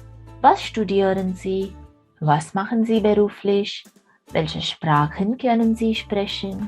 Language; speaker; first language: German; non-native, fluent; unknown